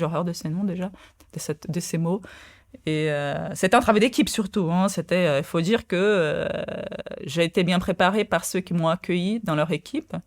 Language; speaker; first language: French; non-native, fluent; Portuguese